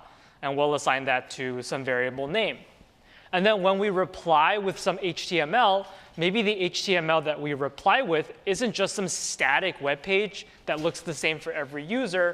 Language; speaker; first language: English; native; English